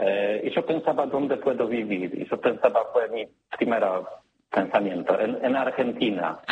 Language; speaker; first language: Spanish; non-native, learner; Polish